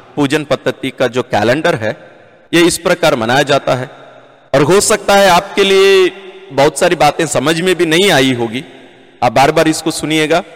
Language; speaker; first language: Hindi; non-native, local second language; Malayalam